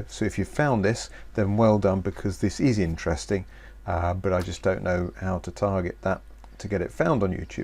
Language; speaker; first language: English; native; English